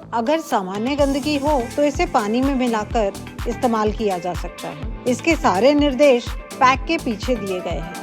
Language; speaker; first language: Hindi; non-native, local second language; Bangla